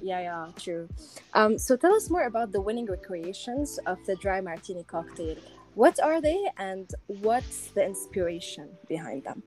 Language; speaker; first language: English; non-native, local second language; Arabic